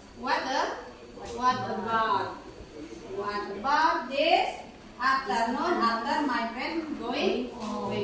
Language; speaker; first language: English; non-native, learner; Indonesian